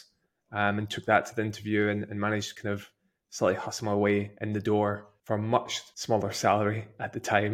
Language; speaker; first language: English; native; English